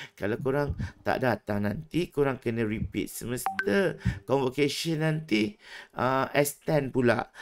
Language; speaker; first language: Malay; native; Malay